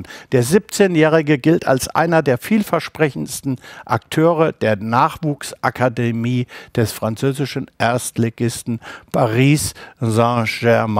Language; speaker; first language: German; native; German